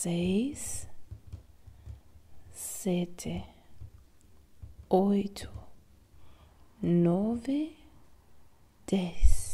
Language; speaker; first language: Portuguese; non-native, learner; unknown